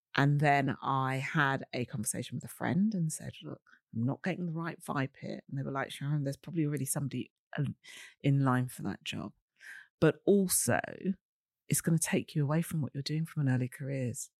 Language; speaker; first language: English; native; English